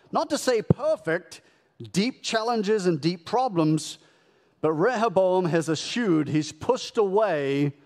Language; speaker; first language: English; native; English